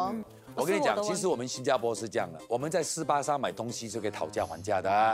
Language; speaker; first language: Chinese; native; Chinese